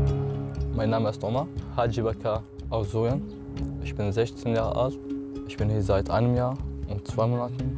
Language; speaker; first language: German; non-native, learner; Arabic